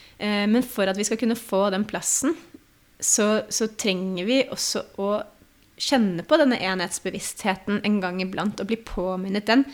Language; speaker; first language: Norwegian; native; Norwegian